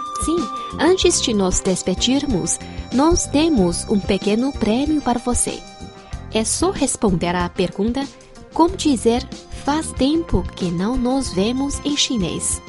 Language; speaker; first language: Portuguese; non-native, fluent; Chinese